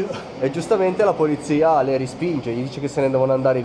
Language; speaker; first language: Italian; native; Italian